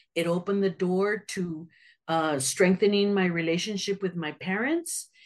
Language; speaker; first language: English; native; English